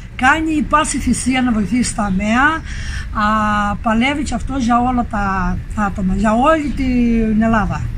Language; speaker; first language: Greek; native; Greek